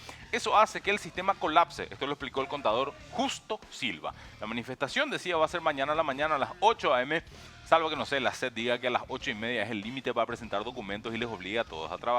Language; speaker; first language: Spanish; native; Spanish